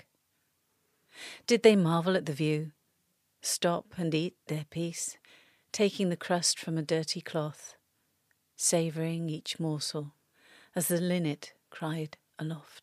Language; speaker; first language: English; native; English